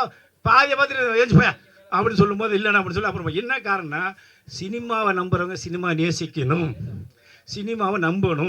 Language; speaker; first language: Tamil; native; Tamil